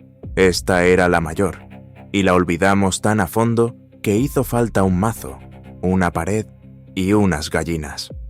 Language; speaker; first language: Spanish; native; Spanish